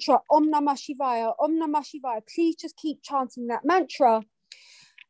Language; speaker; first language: English; native; English